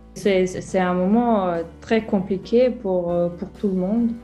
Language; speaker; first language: French; non-native, learner; Croatian